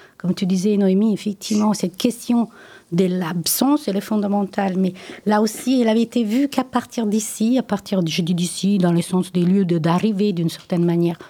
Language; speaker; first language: French; non-native, fluent; Italian